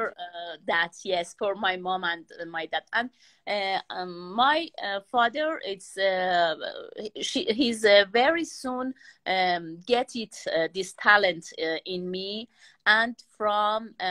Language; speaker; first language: English; non-native, learner; Persian